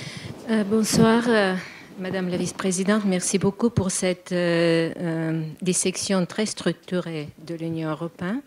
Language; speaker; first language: French; non-native, fluent; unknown